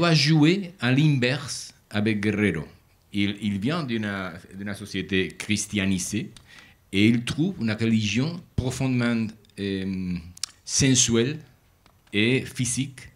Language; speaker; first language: French; non-native, learner; Spanish